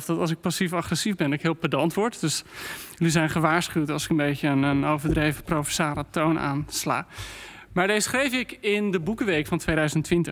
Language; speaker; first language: Dutch; native; Dutch